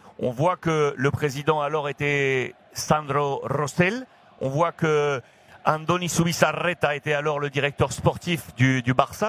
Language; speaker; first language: French; native; French